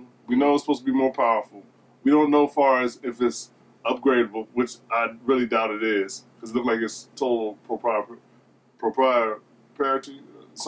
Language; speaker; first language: English; native; English